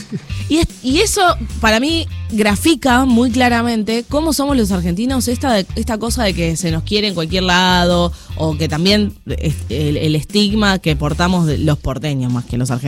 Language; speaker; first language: Spanish; native; Spanish